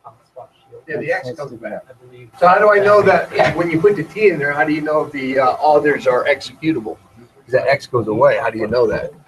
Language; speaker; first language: English; native; English